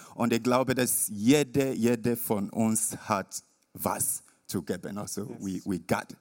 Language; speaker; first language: German; non-native, learner; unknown